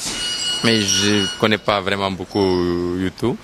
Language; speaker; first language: French; non-native, fluent; Romanian